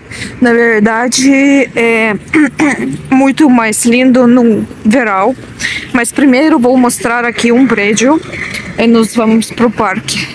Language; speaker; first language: Portuguese; non-native, learner; Russian